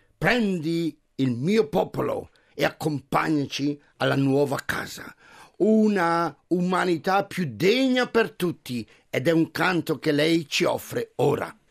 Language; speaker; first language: Italian; native; Italian